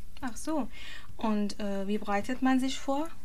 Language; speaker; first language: German; non-native, learner; Persian